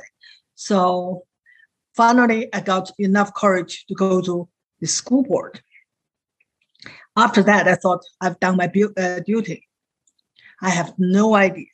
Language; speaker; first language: English; non-native, fluent; Chinese